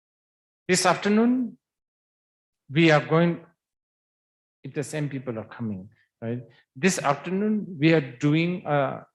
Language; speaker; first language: English; non-native, fluent; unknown